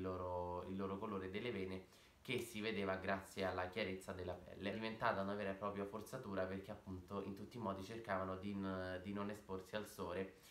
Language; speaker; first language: Italian; native; Italian